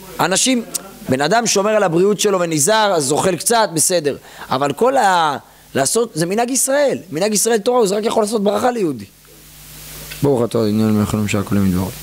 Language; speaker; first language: Hebrew; native; Hebrew